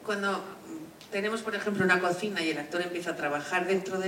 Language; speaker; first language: Spanish; native; Spanish